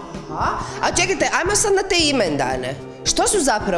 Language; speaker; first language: Croatian; native; Croatian